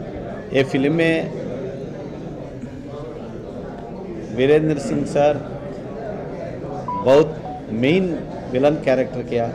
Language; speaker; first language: Hindi; non-native, local second language; Telugu